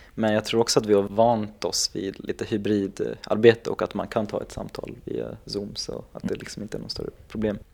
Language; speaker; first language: Swedish; non-native, local second language; Finnish